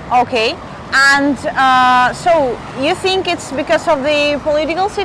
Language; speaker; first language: English; non-native, fluent; Spanish